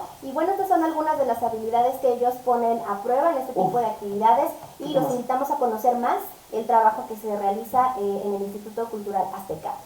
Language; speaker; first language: Spanish; native; Spanish